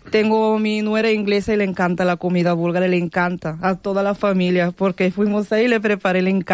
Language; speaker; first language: Spanish; non-native, fluent; Bulgarian